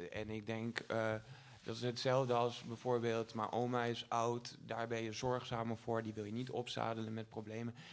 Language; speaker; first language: Dutch; native; Dutch